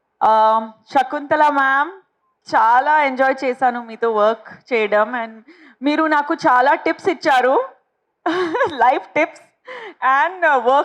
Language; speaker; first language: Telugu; non-native, fluent; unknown